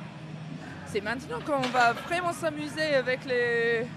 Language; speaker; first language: French; non-native, fluent; English